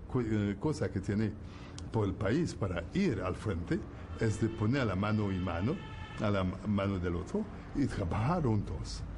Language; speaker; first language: Spanish; non-native, fluent; Haitian Creole